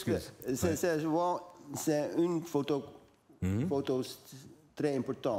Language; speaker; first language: French; non-native, learner; Dutch